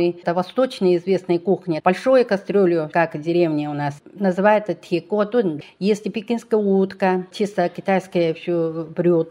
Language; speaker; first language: Russian; non-native, learner; Chinese